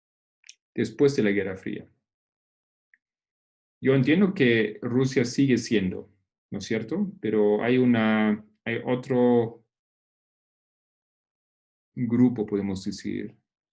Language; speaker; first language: Spanish; non-native, fluent; Portuguese